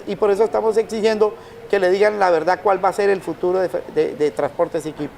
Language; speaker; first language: Spanish; native; Spanish